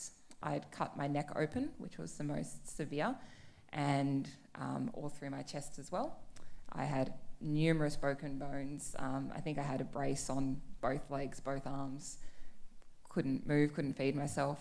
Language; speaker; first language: English; native; English